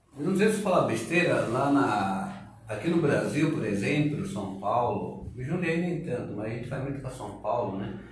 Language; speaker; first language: Portuguese; native; Portuguese